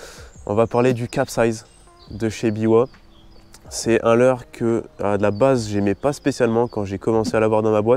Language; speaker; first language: French; native; French